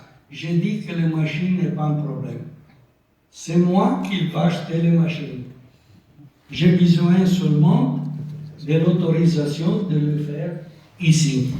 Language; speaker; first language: French; non-native, local second language; Italian